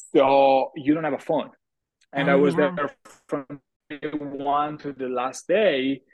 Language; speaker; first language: English; non-native, fluent; Italian